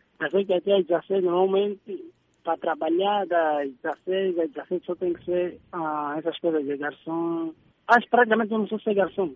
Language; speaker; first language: Portuguese; native; Portuguese